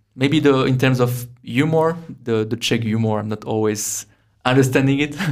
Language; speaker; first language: English; non-native, fluent; French